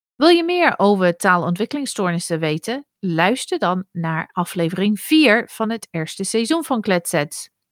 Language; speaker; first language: Dutch; non-native, fluent; English